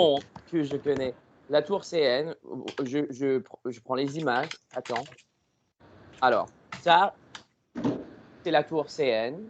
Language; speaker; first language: French; non-native, learner; English